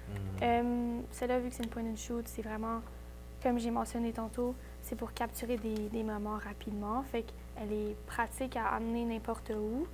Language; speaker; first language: French; native; French